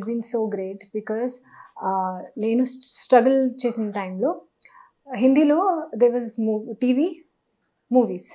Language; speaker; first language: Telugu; non-native, learner; Hindi